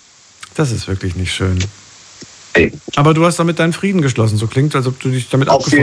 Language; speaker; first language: German; native; German